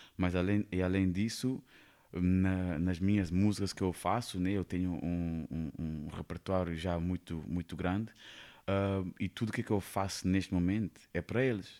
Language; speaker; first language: Portuguese; non-native, fluent; Kabuverdianu